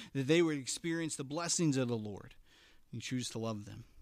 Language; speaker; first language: English; native; English